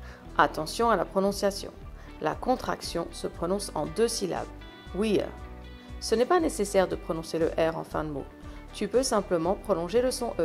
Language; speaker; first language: French; non-native, fluent; English